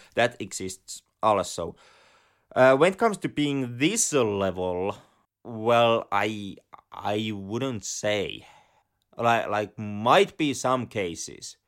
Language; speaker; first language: English; non-native, fluent; Finnish